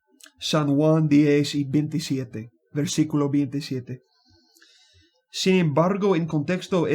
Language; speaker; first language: Spanish; non-native, learner; English